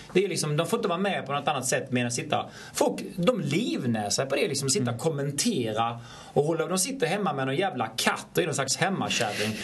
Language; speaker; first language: Swedish; native; Swedish